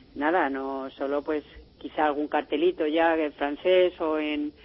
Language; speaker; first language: Spanish; native; Spanish